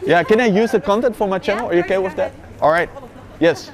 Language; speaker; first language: English; non-native, fluent; Dutch